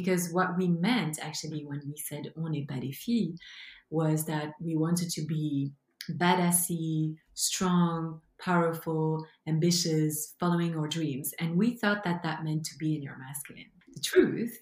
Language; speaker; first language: English; non-native, fluent; French